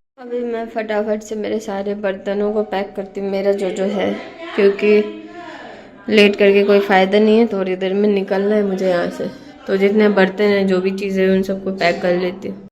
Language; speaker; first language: Hindi; native; Hindi